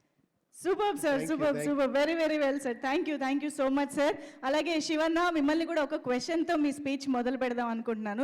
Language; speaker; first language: Telugu; native; Telugu